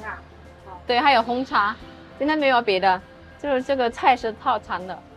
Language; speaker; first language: Chinese; non-native, fluent; Indonesian